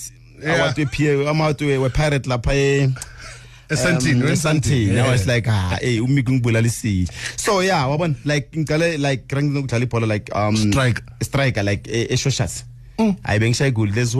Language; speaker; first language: English; non-native, local second language; Tswana